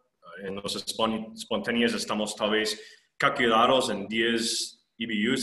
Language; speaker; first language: Spanish; non-native, fluent; English